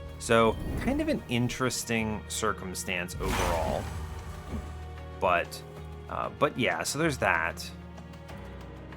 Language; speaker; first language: English; native; English